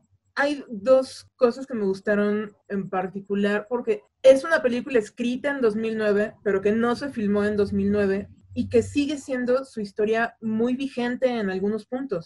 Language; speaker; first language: Spanish; native; Spanish